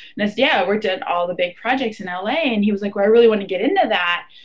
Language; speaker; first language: English; non-native, fluent; German